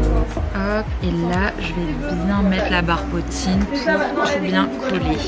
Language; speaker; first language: French; native; French